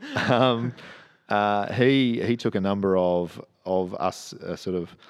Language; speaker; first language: English; native; English